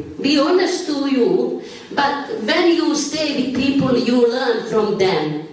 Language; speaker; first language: English; non-native, learner; Bosnian